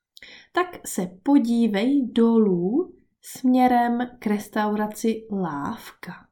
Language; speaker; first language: Czech; native; Czech